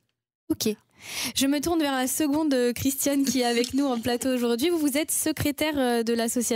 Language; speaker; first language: French; native; French